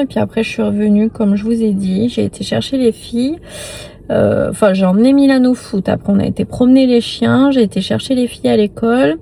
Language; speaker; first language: French; native; French